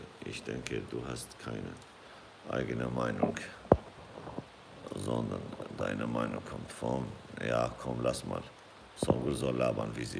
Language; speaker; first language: German; non-native, fluent; Kurdish